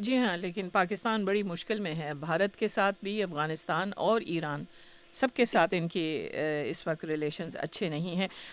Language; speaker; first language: Urdu; native; Urdu